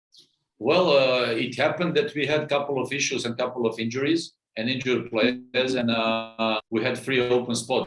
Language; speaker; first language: English; non-native, fluent; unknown